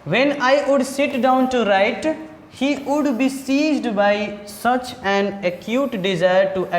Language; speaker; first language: English; non-native, local second language; Hindi